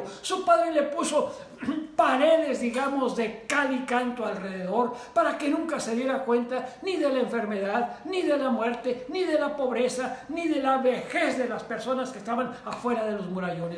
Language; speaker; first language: Spanish; native; Spanish